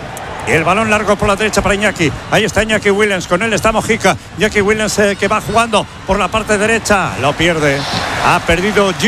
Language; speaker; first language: Spanish; native; Spanish